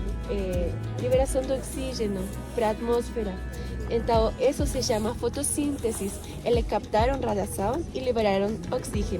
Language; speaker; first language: Portuguese; non-native, fluent; Spanish